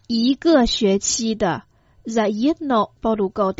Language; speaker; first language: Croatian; non-native, fluent; Chinese